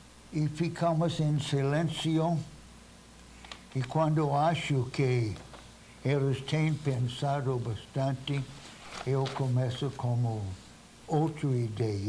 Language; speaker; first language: Portuguese; non-native, fluent; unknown